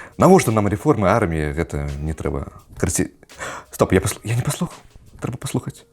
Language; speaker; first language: Belarusian; non-native, local second language; Russian